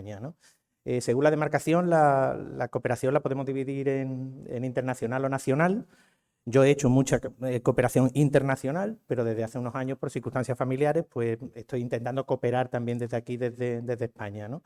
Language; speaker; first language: Spanish; native; Spanish